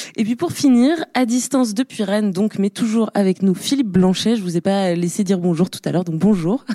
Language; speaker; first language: French; native; French